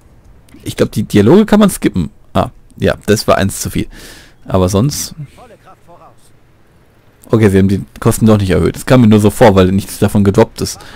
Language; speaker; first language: German; native; German